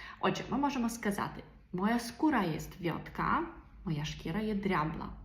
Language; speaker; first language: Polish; non-native, learner; Ukrainian